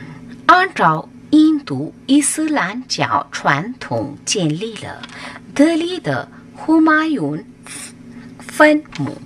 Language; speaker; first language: Chinese; non-native, fluent; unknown